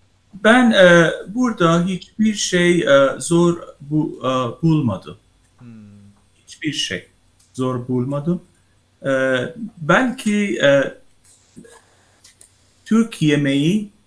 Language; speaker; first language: Turkish; non-native, learner; Persian